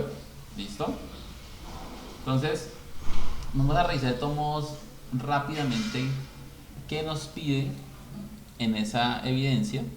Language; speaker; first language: Spanish; native; Spanish